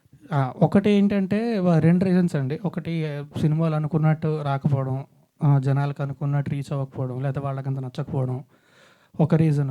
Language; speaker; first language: Telugu; native; Telugu